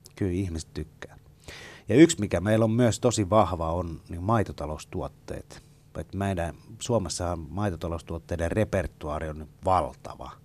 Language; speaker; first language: Finnish; native; Finnish